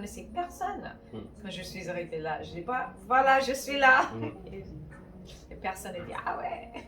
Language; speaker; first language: French; non-native, fluent; English